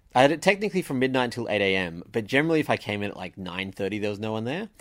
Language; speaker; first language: English; native; English